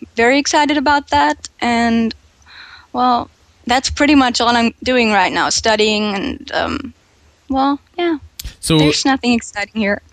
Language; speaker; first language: English; non-native, fluent; German